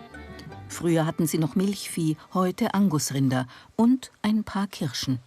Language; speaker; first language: German; native; German